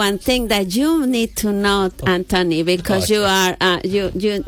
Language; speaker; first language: English; non-native, learner; Spanish